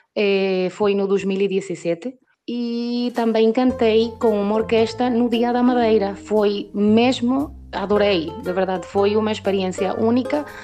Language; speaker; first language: Portuguese; early bilingual, other home language; Spanish